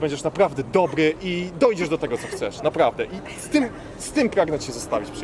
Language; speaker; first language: Polish; native; Polish